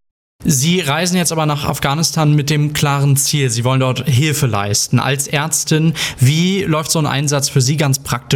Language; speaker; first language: German; native; German